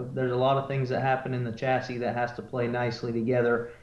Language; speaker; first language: English; native; English